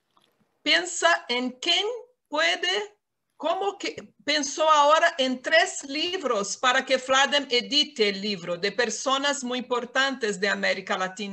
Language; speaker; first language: Spanish; non-native, fluent; Portuguese